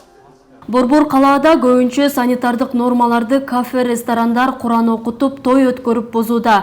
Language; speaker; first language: Kyrgyz; native; Kyrgyz